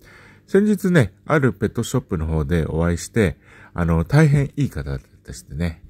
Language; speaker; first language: Japanese; native; Japanese